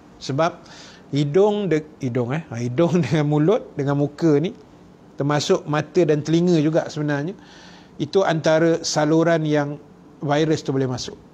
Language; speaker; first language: Malay; native; Malay